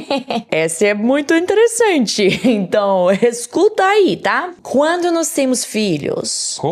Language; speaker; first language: Portuguese; non-native, learner; English